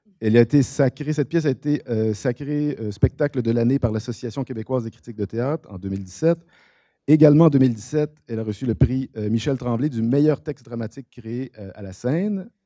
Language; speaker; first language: French; native; French